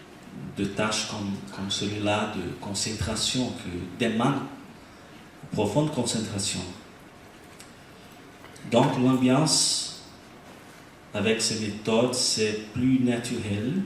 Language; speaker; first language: French; non-native, learner; Portuguese